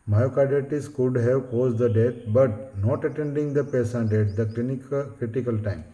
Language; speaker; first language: English; non-native, local second language; Gujarati